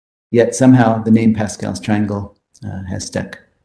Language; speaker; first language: English; early bilingual, other home language; Hindi